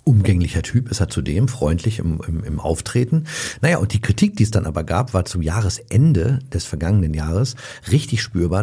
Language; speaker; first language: German; native; German